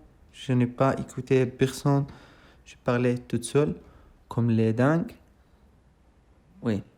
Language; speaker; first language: French; non-native, learner; Arabic